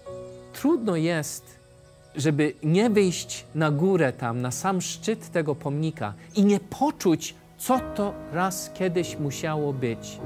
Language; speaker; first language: Polish; early bilingual, heritage; English